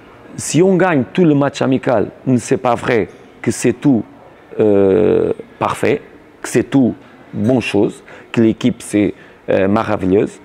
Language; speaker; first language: French; non-native, learner; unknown